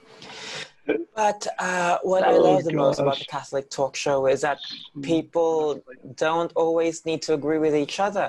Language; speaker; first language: English; non-native, local second language; Filipino